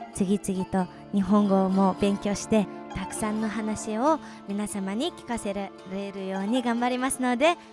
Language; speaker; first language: Japanese; early bilingual, other home language; Mongolian